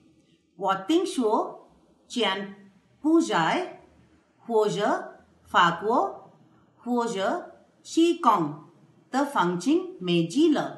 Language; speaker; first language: Chinese; non-native, learner; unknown